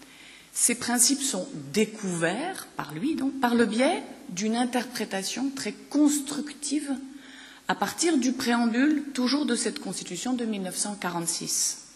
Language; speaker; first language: French; native; French